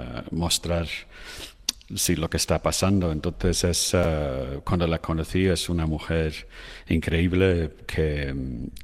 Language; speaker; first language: Spanish; non-native, fluent; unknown